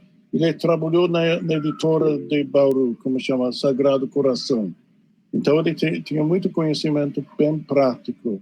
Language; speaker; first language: Portuguese; non-native, fluent; English